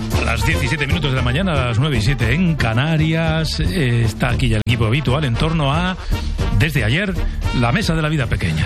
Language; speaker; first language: Spanish; native; Spanish